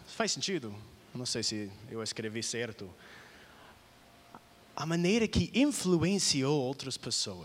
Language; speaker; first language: Portuguese; non-native, fluent; English